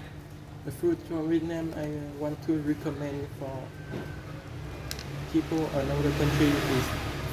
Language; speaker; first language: English; non-native, learner; Vietnamese